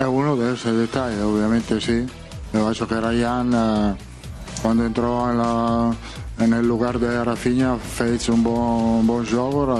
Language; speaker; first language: Portuguese; non-native, fluent; Italian